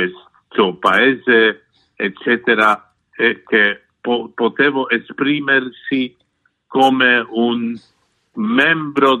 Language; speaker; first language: Italian; non-native, fluent; Polish